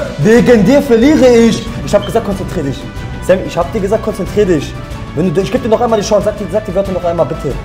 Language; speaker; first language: German; early bilingual, other home language; Turkish